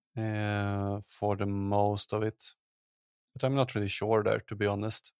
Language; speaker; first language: English; non-native, fluent; Swedish